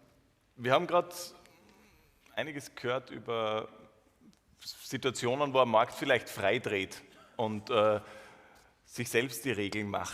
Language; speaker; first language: German; native; German